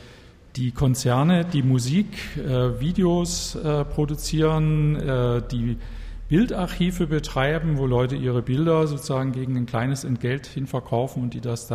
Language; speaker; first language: German; native; German